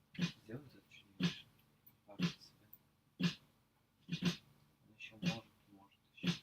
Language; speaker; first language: Russian; native; Russian